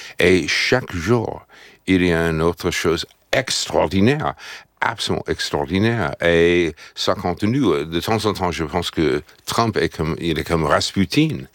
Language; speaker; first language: French; non-native, fluent; English